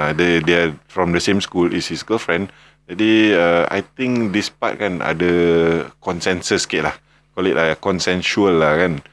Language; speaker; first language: English; non-native, local second language; Malay